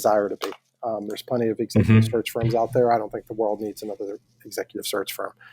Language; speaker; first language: English; native; English